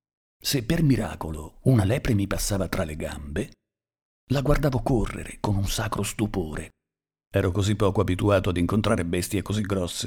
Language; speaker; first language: Italian; native; Italian